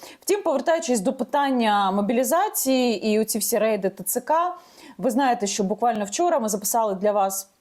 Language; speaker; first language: Ukrainian; native; Ukrainian